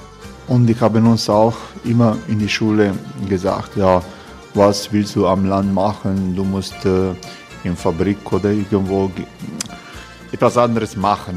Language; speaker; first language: German; non-native, learner; Croatian